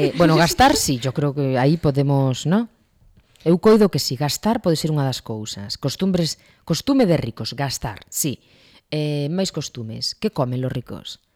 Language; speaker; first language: Galician; non-native, local second language; Spanish